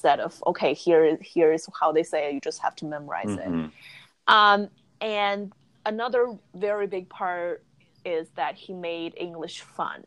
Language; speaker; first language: English; non-native, fluent; Chinese